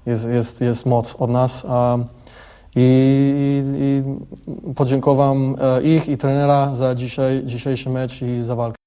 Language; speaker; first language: Polish; early bilingual, heritage; English